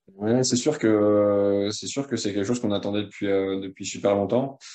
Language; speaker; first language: French; native; French